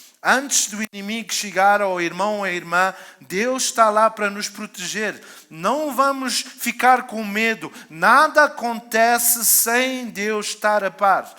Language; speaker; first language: Portuguese; native; Portuguese